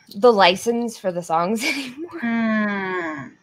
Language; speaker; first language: English; native; English